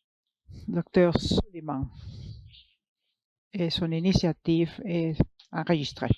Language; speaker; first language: French; non-native, learner; English